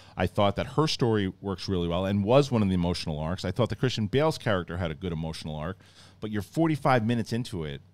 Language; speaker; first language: English; native; English